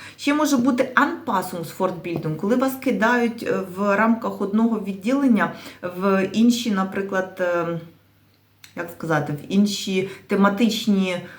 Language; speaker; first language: Ukrainian; native; Ukrainian